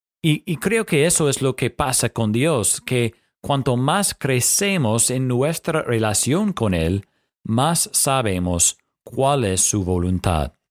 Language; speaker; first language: Spanish; non-native, fluent; English